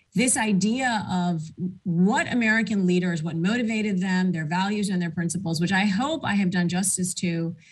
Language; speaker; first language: English; early bilingual, other home language; Arabic